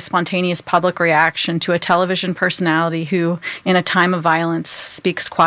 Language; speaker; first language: English; non-native, local second language; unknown